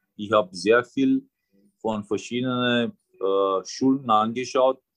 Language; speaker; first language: German; non-native, fluent; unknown